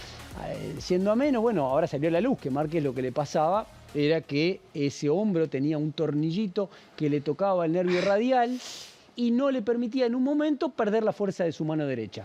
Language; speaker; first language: Spanish; native; Spanish